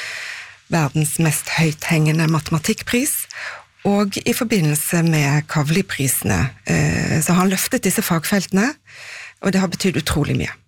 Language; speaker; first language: Norwegian; native; Norwegian